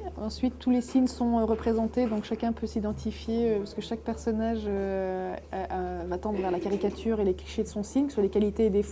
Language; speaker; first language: French; native; French